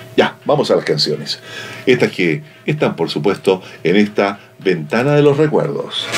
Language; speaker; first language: Spanish; native; Spanish